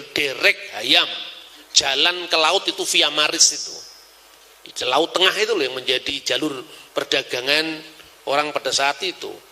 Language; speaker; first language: Indonesian; non-native, local second language; Javanese